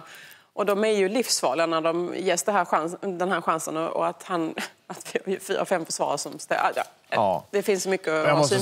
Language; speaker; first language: Swedish; native; Swedish